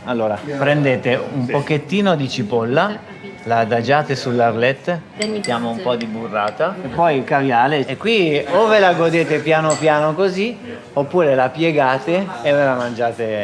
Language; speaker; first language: Italian; native; Italian